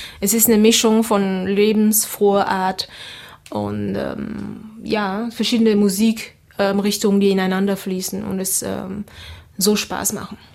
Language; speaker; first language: German; early bilingual, other home language; Seselwa Creole French